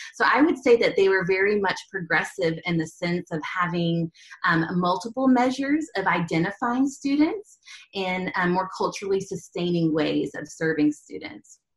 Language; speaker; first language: English; early bilingual, other home language; Spanish